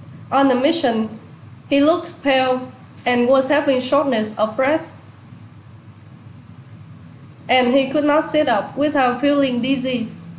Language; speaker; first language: English; non-native, fluent; Vietnamese